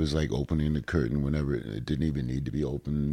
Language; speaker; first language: English; native; English